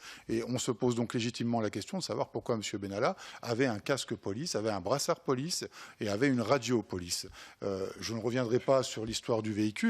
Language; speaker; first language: French; native; French